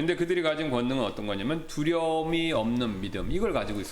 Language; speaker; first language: Korean; native; Korean